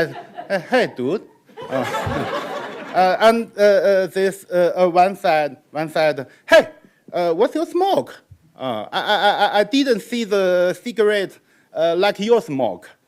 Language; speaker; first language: English; non-native, learner; Chinese